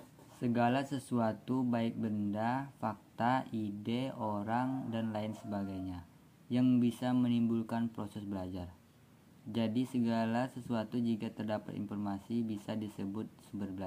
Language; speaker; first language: Indonesian; native; Indonesian